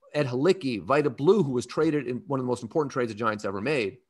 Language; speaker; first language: English; native; English